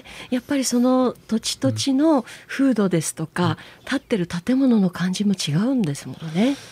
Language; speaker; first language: Japanese; native; Japanese